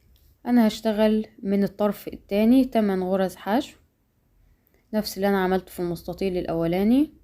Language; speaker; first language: Arabic; native; Arabic